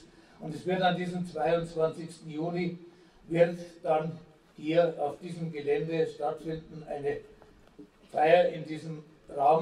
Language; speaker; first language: German; native; German